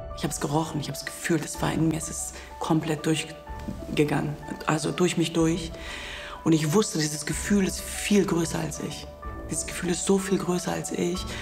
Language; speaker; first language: German; early bilingual, other home language; Kurdish